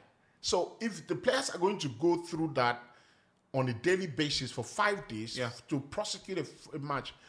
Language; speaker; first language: English; non-native, local second language; Ibibio